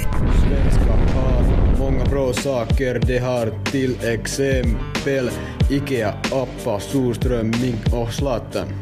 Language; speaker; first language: Swedish; non-native, local second language; Finnish